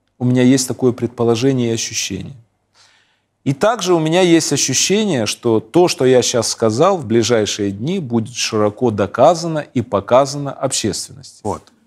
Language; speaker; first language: Russian; native; Russian